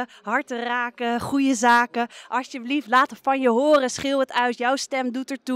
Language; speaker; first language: Dutch; native; Dutch